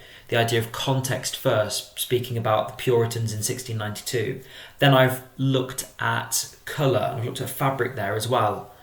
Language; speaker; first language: English; native; English